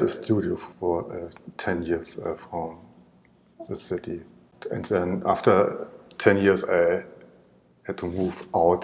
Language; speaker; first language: English; non-native, learner; German